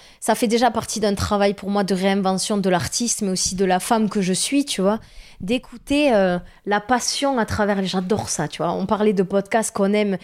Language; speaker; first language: French; native; French